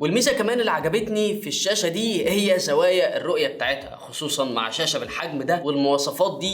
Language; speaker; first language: Arabic; native; Arabic